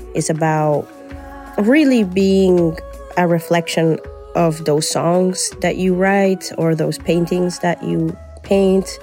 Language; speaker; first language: English; non-native, fluent; Spanish